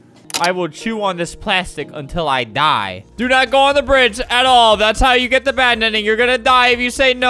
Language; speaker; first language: English; native; English